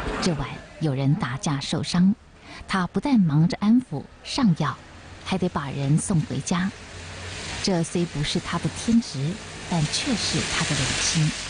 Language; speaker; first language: Chinese; native; Chinese